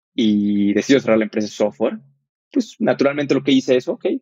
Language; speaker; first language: Spanish; native; Spanish